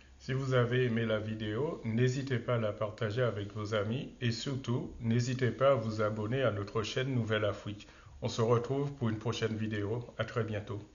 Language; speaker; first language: French; non-native, local second language; Wolof